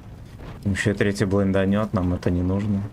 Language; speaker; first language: Russian; native; Russian